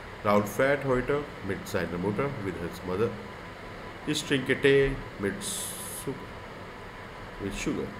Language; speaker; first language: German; non-native, learner; Hindi